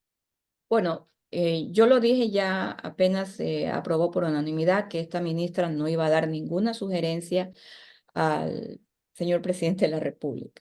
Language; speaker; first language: Spanish; native; Spanish